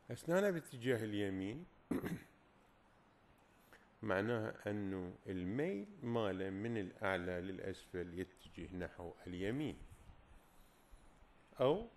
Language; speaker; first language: Arabic; native; Arabic